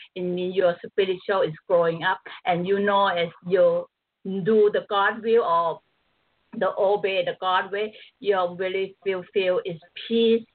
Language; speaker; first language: English; non-native, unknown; Thai